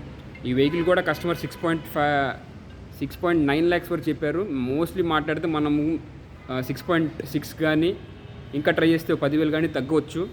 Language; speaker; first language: Telugu; native; Telugu